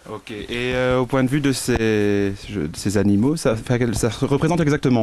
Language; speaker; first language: French; native; French